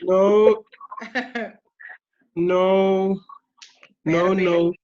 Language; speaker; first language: Spanish; non-native, learner; English